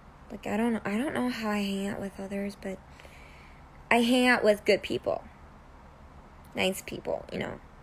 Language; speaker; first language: English; early bilingual, other home language; Korean